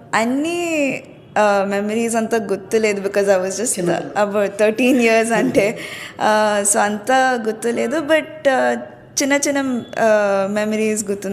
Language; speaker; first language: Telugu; early bilingual, heritage; Telugu